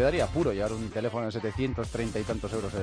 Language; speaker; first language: Spanish; native; Spanish